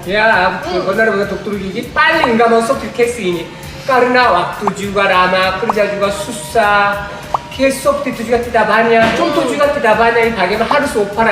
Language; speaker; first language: Indonesian; non-native, learner; Korean